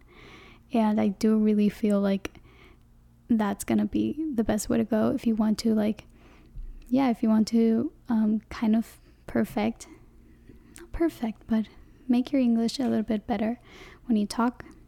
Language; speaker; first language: English; non-native, fluent; Spanish